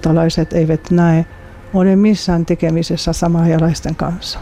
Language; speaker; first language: Finnish; non-native, fluent; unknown